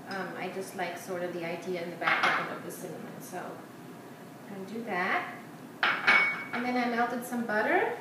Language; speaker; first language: English; non-native, fluent; German